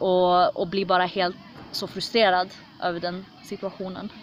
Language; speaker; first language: Swedish; early bilingual, other home language; Kurdish